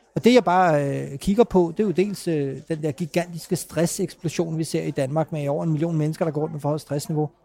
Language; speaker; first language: Danish; early bilingual, other home language; Urdu